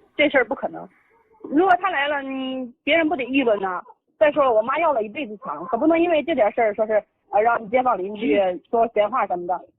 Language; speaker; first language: Chinese; native; Chinese